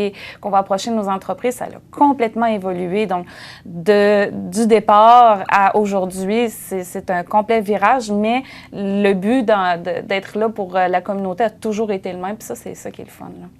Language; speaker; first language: French; native; French